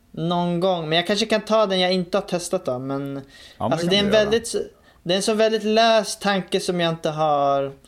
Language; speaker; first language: Swedish; native; Swedish